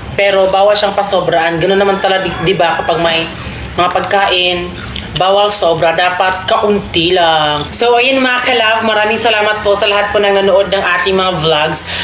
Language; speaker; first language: Filipino; non-native, local second language; Cebuano